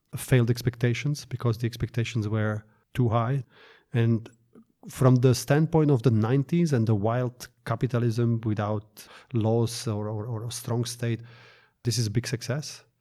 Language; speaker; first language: English; non-native, fluent; Slovak